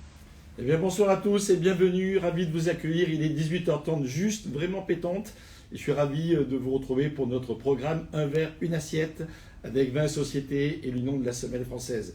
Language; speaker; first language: French; native; French